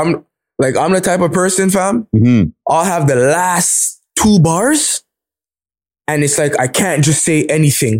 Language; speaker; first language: English; native; English